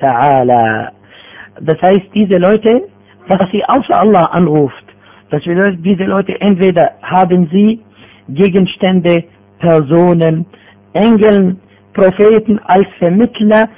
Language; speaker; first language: German; non-native, fluent; Arabic